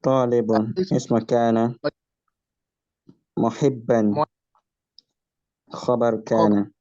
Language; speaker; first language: Arabic; non-native, learner; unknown